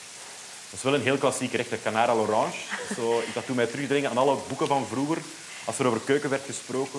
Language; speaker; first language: Dutch; native; Dutch